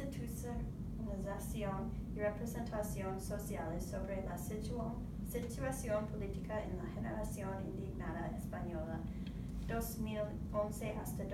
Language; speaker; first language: Spanish; non-native, learner; English